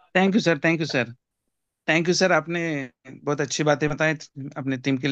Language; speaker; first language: Hindi; non-native, local second language; Telugu